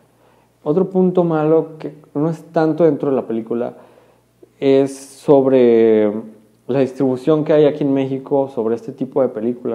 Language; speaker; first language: Spanish; native; Spanish